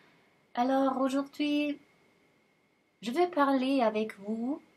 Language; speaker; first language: French; non-native, fluent; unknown